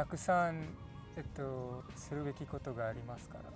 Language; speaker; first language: Japanese; non-native, learner; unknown